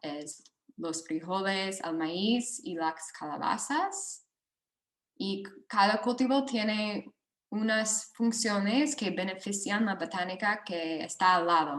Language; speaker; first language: Spanish; non-native, fluent; English